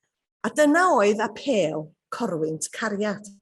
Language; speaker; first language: Welsh; native; Welsh